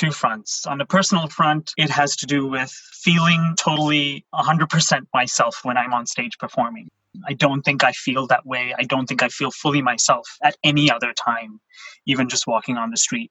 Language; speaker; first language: English; non-native, local second language; Sinhala